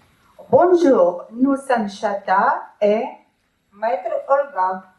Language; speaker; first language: French; non-native, learner; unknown